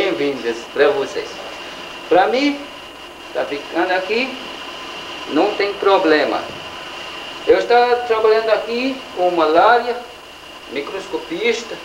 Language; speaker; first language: Portuguese; non-native, learner; English